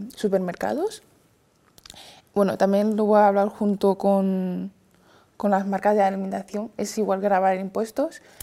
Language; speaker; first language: Spanish; non-native, fluent; Chinese